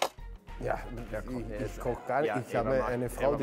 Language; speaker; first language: German; non-native, learner; English